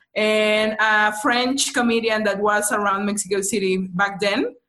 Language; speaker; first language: English; non-native, fluent; Spanish